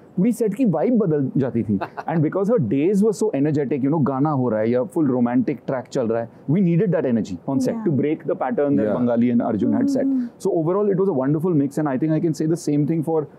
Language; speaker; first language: Hindi; native; Hindi